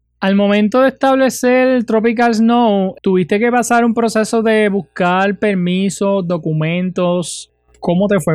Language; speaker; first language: Spanish; native; Spanish